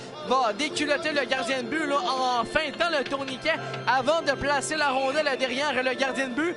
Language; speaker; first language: French; native; French